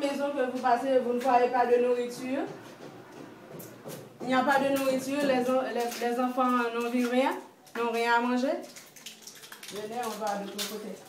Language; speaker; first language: French; non-native, local second language; Haitian Creole